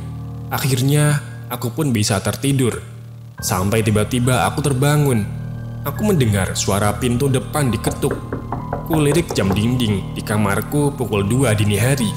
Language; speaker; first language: Indonesian; native; Indonesian